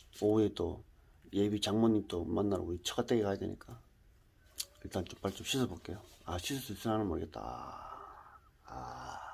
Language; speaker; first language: Korean; native; Korean